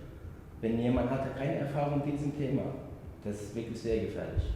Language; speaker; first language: German; non-native, learner; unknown